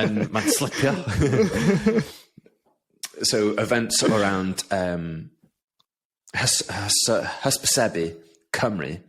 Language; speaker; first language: Welsh; non-native, local second language; English